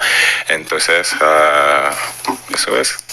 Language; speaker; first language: Spanish; non-native, fluent; French